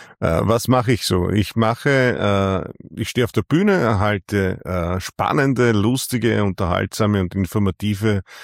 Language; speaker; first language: German; native; German